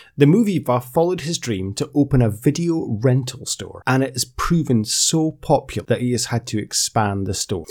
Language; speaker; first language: English; native; English